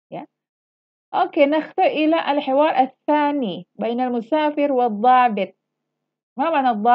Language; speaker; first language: Arabic; non-native, fluent; Indonesian